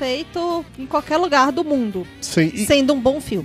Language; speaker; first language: Portuguese; native; Portuguese